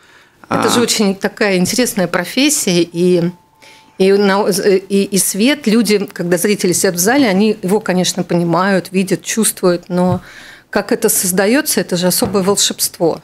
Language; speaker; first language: Russian; native; Russian